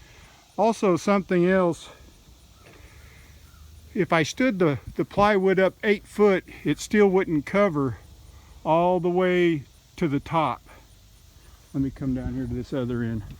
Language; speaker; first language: English; native; English